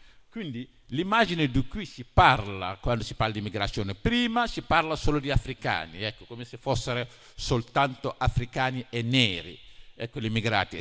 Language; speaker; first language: Italian; non-native, fluent; Wolof